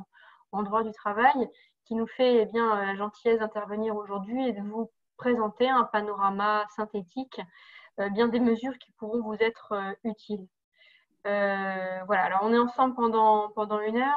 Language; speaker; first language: French; native; French